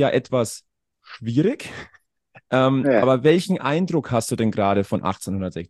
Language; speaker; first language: German; native; German